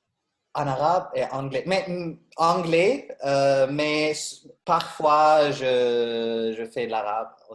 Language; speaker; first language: French; non-native, learner; Arabic